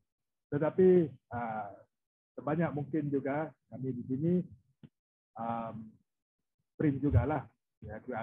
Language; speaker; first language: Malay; non-native, local second language; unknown